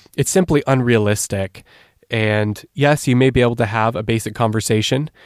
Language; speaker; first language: English; native; English